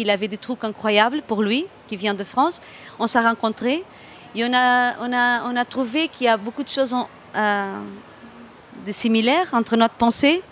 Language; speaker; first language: French; non-native, fluent; Portuguese